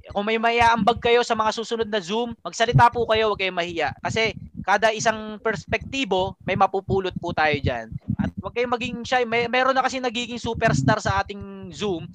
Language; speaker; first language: Filipino; native; Filipino